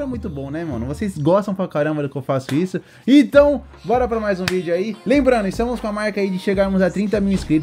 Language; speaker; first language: Portuguese; native; Portuguese